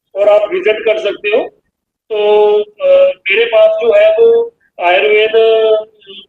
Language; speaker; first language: Hindi; non-native, local second language; Punjabi